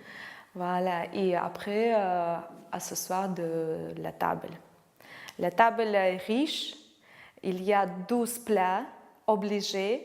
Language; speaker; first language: French; non-native, learner; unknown